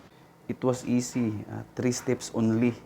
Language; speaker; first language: English; non-native, local second language; Cebuano